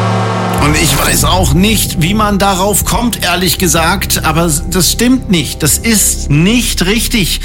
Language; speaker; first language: German; native; German